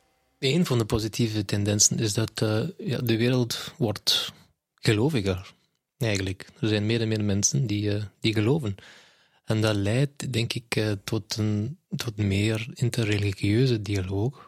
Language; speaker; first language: Dutch; non-native, fluent; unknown